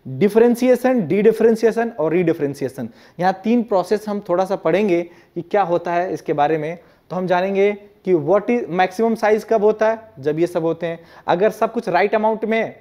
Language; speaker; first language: Hindi; non-native, local second language; Gujarati